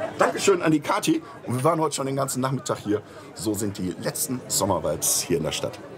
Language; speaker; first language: German; native; German